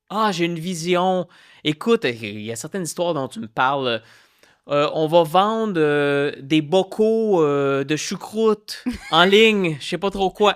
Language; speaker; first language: French; native; French